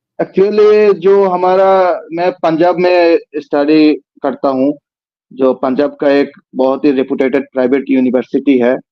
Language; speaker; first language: Hindi; non-native, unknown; Bangla